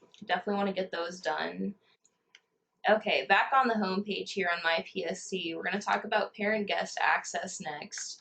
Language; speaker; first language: English; native; English